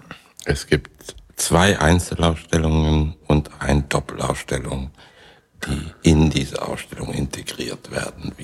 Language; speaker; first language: German; non-native, fluent; Swedish